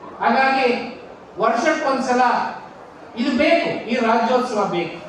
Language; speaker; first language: Kannada; non-native, local second language; Telugu